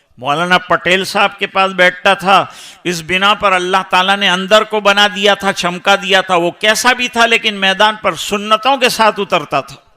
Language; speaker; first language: Urdu; non-native, local second language; Gujarati